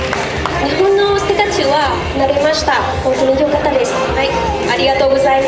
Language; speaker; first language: Japanese; non-native, learner; Vietnamese